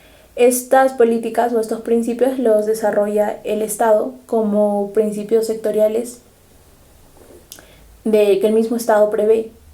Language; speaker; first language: Spanish; native; Spanish